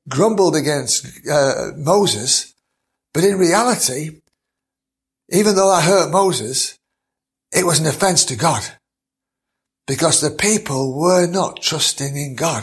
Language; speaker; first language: English; native; English